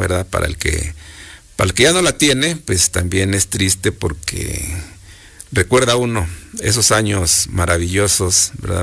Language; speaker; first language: Spanish; native; Spanish